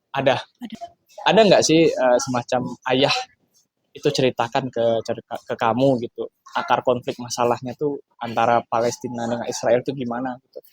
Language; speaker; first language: Indonesian; native; Indonesian